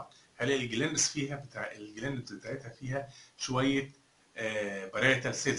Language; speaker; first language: Arabic; native; Arabic